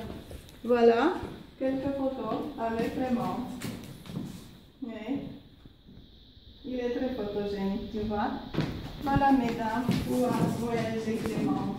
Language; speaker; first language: French; non-native, fluent; Romanian